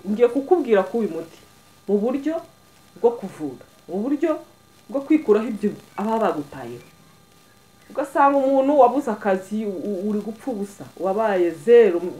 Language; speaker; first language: Kinyarwanda; early bilingual, heritage; Kinyarwanda